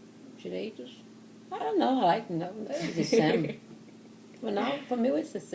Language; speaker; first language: English; non-native, learner; Portuguese